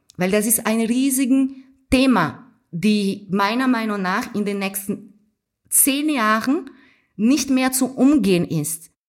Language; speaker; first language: German; non-native, fluent; Portuguese